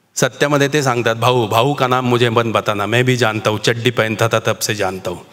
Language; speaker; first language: Hindi; non-native, local second language; Marathi